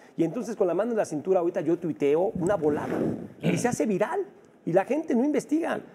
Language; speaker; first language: Spanish; native; Spanish